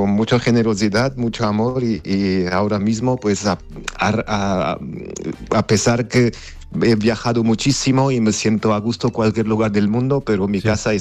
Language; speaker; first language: Spanish; non-native, fluent; Armenian